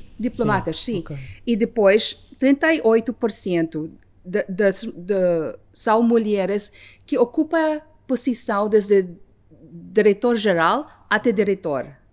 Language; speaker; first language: Portuguese; non-native, fluent; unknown